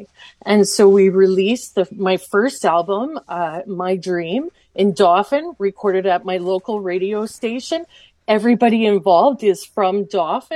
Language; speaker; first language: English; native; English